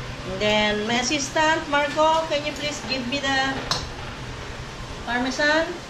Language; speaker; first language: English; non-native, local second language; Cebuano